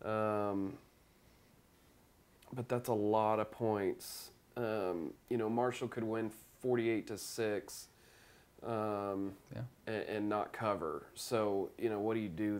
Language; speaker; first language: English; native; English